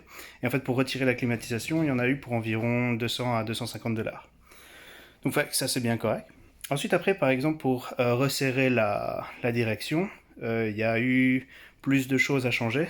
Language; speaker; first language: French; native; French